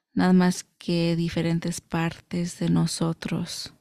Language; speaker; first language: Spanish; early bilingual, other home language; English